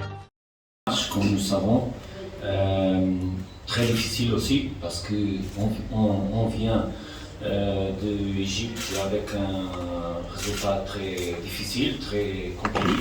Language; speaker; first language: French; non-native, fluent; Portuguese